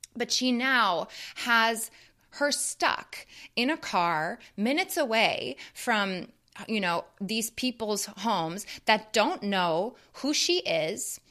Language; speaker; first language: English; native; English